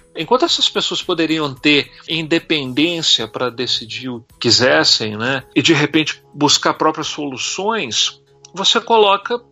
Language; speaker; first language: Portuguese; native; Portuguese